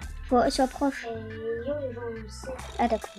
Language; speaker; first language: French; native; French